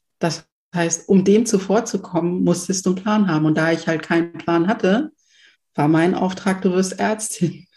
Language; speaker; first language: German; early bilingual, other home language; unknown